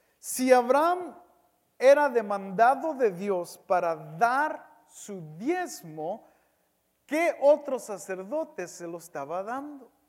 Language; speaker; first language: Spanish; early bilingual, heritage; Spanish